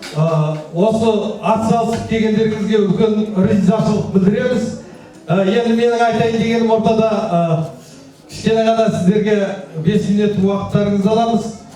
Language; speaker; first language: Kazakh; native; Kazakh